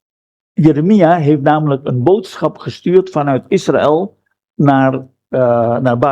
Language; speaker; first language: Dutch; non-native, fluent; Indonesian